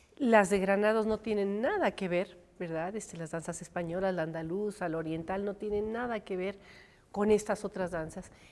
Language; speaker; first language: Spanish; native; Spanish